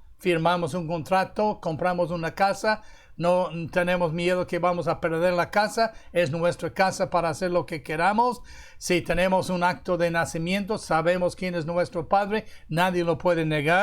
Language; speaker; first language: Spanish; non-native, fluent; English